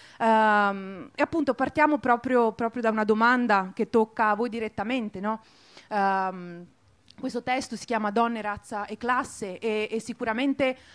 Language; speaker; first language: Italian; native; Italian